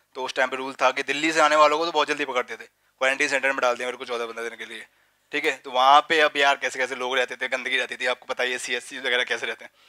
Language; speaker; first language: Hindi; native; Hindi